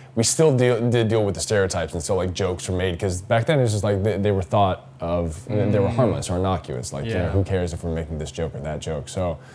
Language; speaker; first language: English; native; English